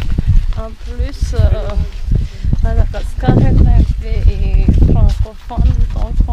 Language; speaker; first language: French; non-native, local second language; Malagasy